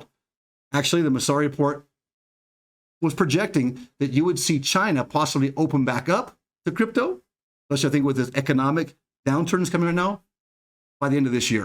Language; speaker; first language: English; native; English